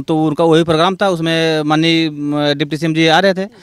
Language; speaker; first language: Hindi; native; Hindi